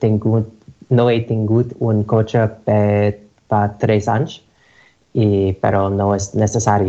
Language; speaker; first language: Catalan; non-native, learner; English